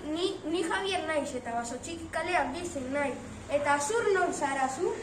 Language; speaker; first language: Basque; non-native, learner; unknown